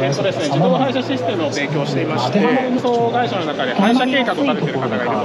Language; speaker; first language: Japanese; native; Japanese